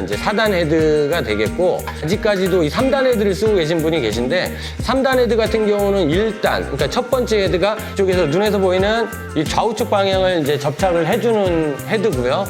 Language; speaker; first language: Korean; native; Korean